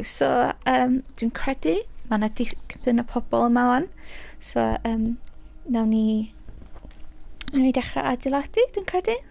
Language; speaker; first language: Welsh; native; Welsh